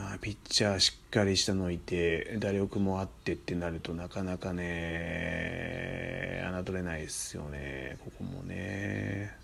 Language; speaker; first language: Japanese; native; Japanese